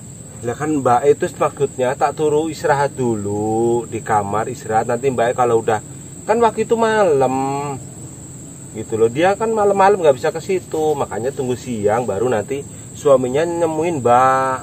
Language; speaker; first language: Indonesian; native; Indonesian